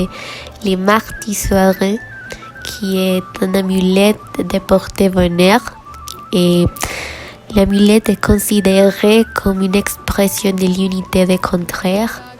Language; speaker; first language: French; non-native, learner; Spanish